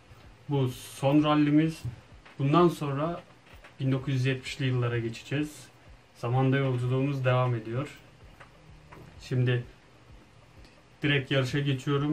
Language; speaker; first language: Turkish; native; Turkish